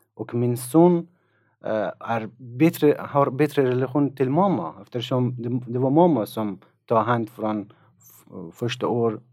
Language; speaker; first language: Swedish; non-native, fluent; Persian